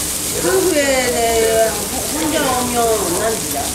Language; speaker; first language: Korean; non-native, learner; Japanese